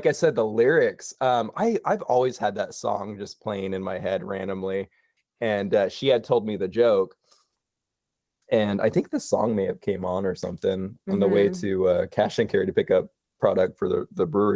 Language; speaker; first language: English; native; English